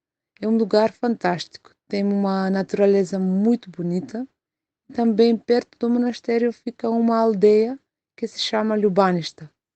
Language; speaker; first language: Portuguese; non-native, fluent; Macedonian